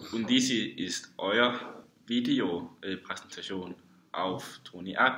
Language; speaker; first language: German; non-native, learner; Danish